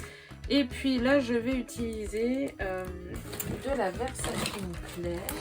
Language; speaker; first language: French; native; French